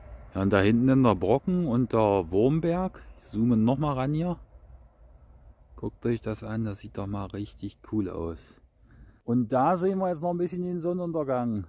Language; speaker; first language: German; native; German